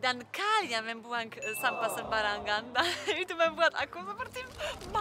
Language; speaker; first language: Indonesian; non-native, learner; Polish